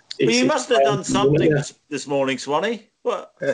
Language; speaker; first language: English; native; English